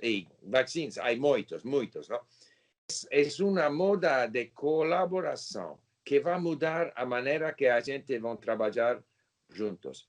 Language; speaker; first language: Portuguese; non-native, learner; English